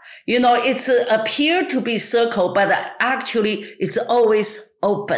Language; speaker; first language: English; non-native, fluent; Chinese